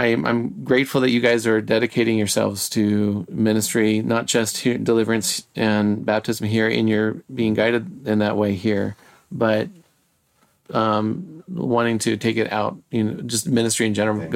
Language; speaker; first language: English; native; English